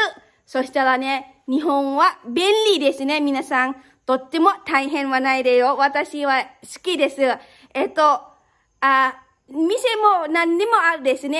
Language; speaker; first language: Japanese; non-native, learner; Lao